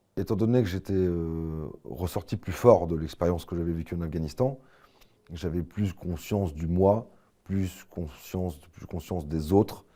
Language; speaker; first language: French; native; French